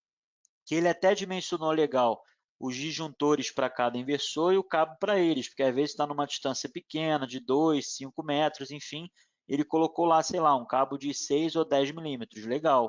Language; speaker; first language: Portuguese; native; Portuguese